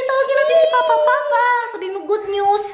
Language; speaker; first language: Filipino; native; Filipino